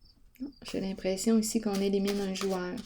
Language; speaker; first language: French; native; French